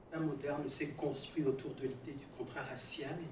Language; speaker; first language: French; non-native, local second language; Swahili